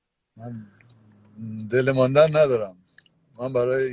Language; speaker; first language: Persian; native; Persian